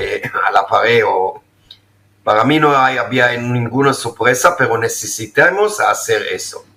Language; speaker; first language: Spanish; non-native, fluent; Hebrew